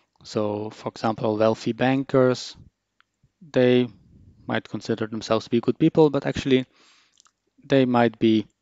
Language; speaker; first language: English; non-native, fluent; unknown